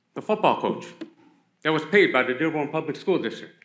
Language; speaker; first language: English; native; English